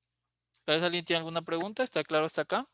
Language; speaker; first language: Spanish; native; Spanish